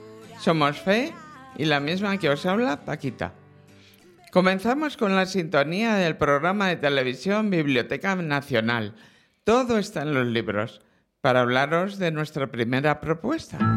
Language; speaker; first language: Spanish; native; Spanish